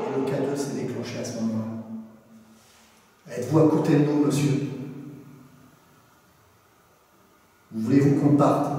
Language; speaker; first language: French; native; French